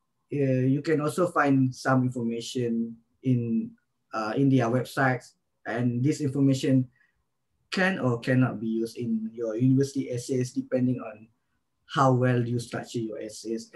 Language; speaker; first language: English; non-native, local second language; Malay